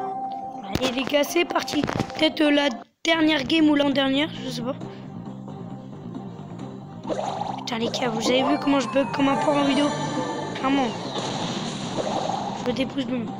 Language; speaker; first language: French; native; French